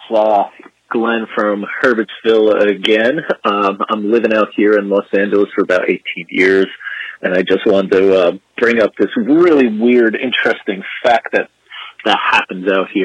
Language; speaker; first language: English; native; English